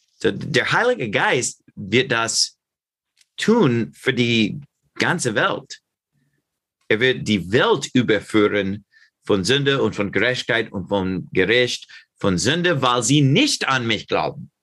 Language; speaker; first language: German; non-native, learner; English